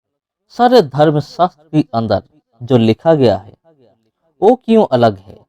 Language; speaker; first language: Hindi; non-native, local second language; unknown